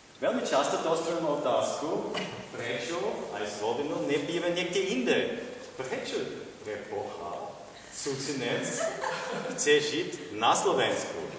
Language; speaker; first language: Slovak; non-native, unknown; German